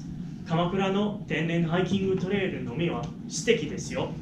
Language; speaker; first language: Japanese; non-native, learner; English